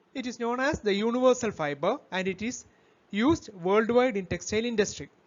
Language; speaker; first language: English; non-native, local second language; Malayalam